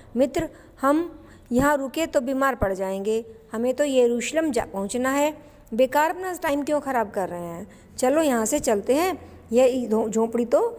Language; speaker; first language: Hindi; native; Hindi